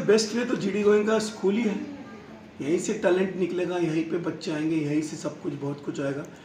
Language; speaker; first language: Hindi; non-native, local second language; Tamil